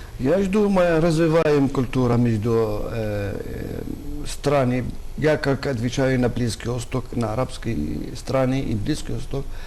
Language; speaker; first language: Russian; non-native, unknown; Arabic